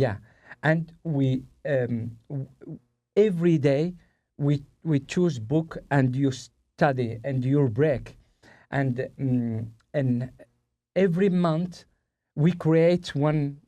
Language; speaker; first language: English; non-native, learner; Spanish